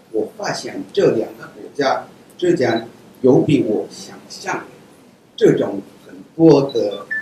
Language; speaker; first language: Chinese; non-native, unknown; Spanish